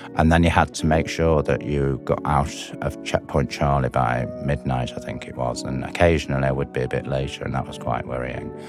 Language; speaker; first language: English; native; English